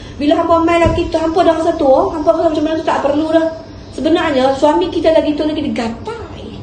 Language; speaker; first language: Malay; native; Malay